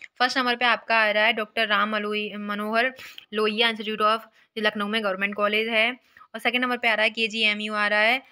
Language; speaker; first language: Hindi; native; Hindi